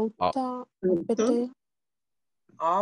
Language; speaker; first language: Finnish; non-native, learner; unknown